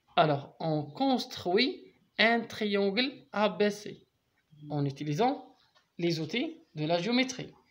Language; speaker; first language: French; non-native, local second language; Arabic